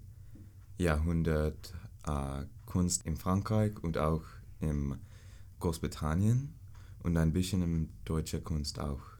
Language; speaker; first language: German; non-native, learner; English